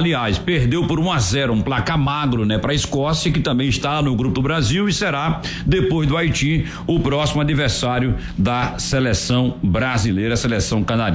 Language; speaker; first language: Portuguese; native; Portuguese